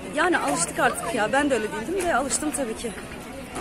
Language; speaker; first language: Turkish; native; Turkish